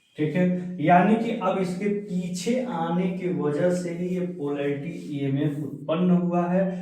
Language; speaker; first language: Hindi; native; Hindi